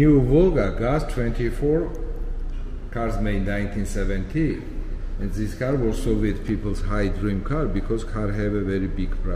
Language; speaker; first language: English; non-native, learner; Georgian